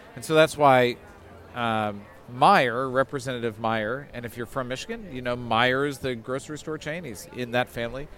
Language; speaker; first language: English; native; English